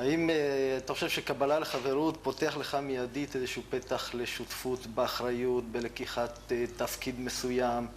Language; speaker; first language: Hebrew; native; Hebrew